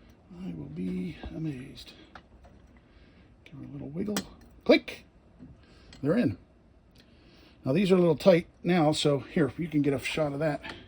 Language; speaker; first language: English; native; English